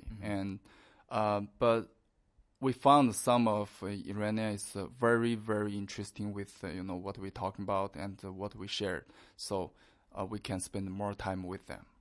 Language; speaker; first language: English; non-native, learner; Chinese